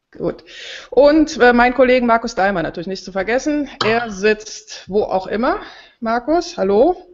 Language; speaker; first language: German; native; German